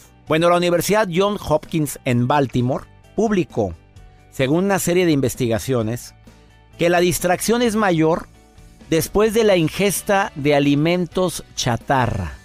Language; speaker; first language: Spanish; native; Spanish